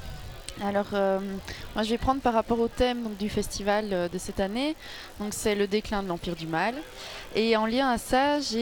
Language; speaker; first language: French; native; French